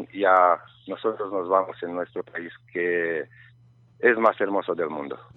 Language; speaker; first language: Spanish; non-native, learner; Romanian